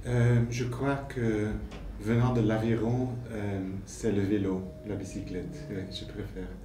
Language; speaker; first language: French; non-native, fluent; Dutch